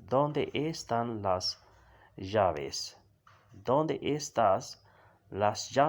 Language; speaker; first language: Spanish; non-native, learner; Urdu